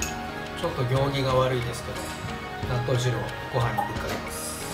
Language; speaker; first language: Japanese; native; Japanese